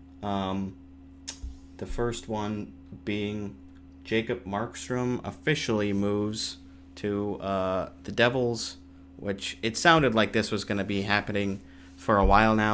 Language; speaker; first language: English; native; English